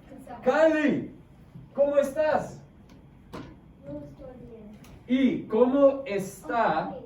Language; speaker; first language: Spanish; non-native, fluent; English